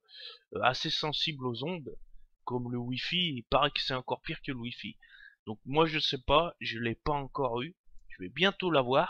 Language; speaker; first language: French; native; French